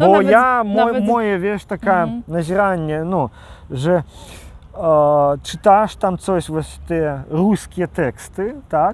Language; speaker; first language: Polish; non-native, local second language; Belarusian